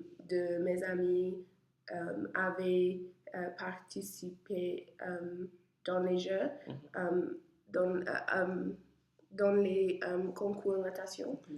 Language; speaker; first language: French; non-native, learner; English